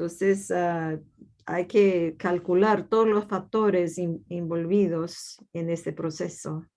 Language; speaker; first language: Spanish; non-native, fluent; Portuguese